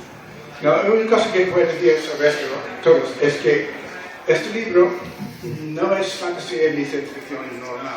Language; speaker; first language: Spanish; non-native, fluent; English